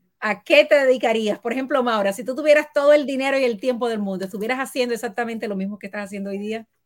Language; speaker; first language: Spanish; native; Spanish